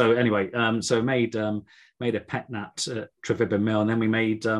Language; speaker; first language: English; native; English